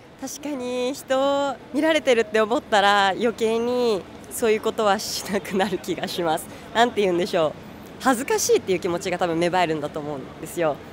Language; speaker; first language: Japanese; native; Japanese